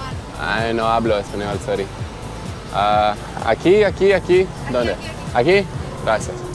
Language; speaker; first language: Spanish; non-native, learner; Lithuanian